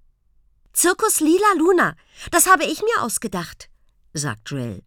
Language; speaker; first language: German; native; German